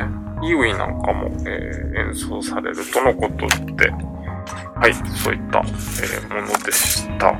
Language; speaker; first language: Japanese; native; Japanese